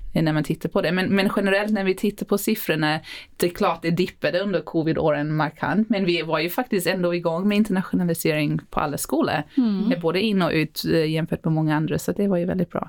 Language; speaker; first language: Swedish; non-native, fluent; Afrikaans